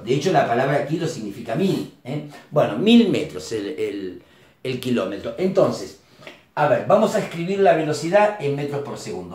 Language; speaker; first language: Spanish; native; Spanish